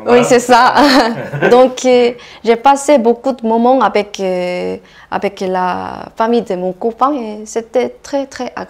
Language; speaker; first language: French; non-native, fluent; Korean